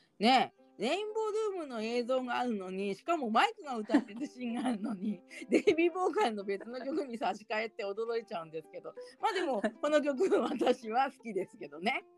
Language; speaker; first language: Japanese; native; Japanese